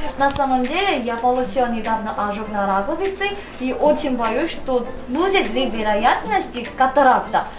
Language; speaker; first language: Russian; non-native, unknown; Korean